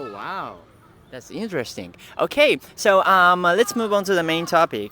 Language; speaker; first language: English; non-native, fluent; Japanese